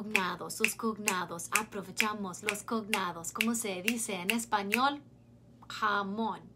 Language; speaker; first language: Spanish; non-native, fluent; English